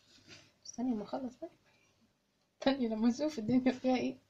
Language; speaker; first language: Arabic; native; Arabic